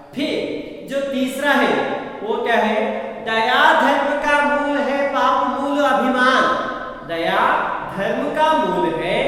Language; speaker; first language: Hindi; non-native, local second language; Kannada